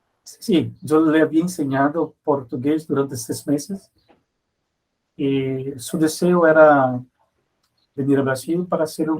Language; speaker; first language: Spanish; non-native, fluent; Portuguese